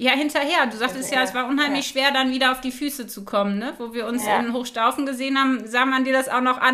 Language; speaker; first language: German; native; German